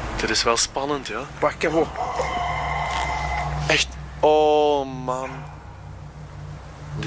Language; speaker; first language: Dutch; native; Dutch